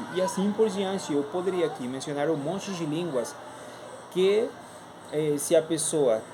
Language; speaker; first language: Portuguese; non-native, fluent; Spanish